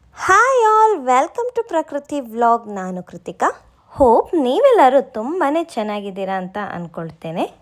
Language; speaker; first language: Kannada; non-native, local second language; Tulu